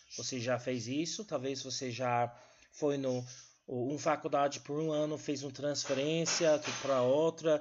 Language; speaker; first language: Portuguese; non-native, learner; English